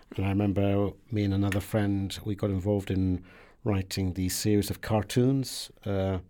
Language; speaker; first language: English; early bilingual, other home language; Persian